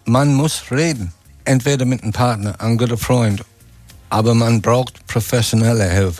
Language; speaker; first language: German; non-native, fluent; English